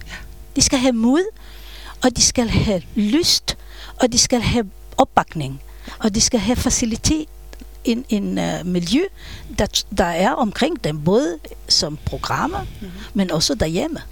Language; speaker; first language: Danish; non-native, fluent; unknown